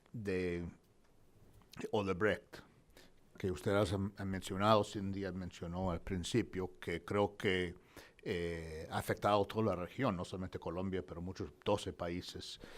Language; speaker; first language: Spanish; non-native, fluent; English